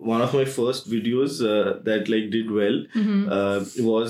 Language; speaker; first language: English; non-native, local second language; Bangla